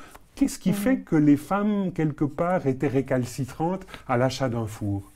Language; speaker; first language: French; native; French